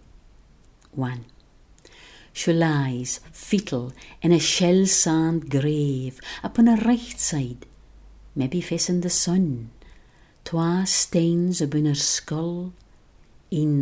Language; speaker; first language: English; non-native, local second language; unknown